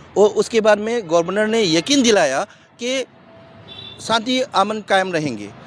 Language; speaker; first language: Hindi; non-native, local second language; Manipuri